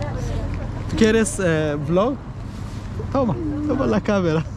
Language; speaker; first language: Spanish; non-native, learner; English